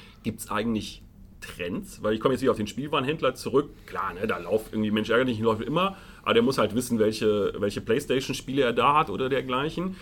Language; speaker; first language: German; native; German